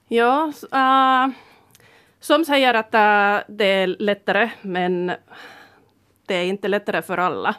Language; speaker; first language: Swedish; non-native, fluent; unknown